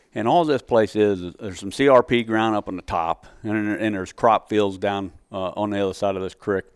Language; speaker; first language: English; native; English